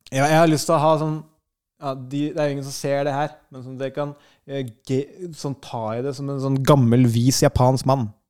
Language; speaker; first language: Norwegian; native; Norwegian